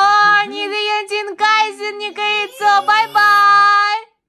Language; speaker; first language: Chinese; non-native, learner; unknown